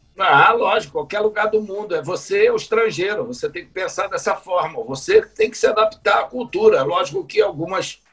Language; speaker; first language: Portuguese; native; Portuguese